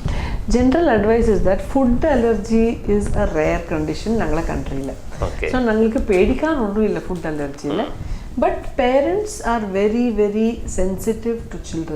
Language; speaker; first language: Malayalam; non-native, fluent; Tamil